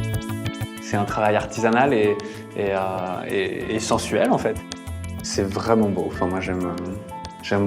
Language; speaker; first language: French; native; French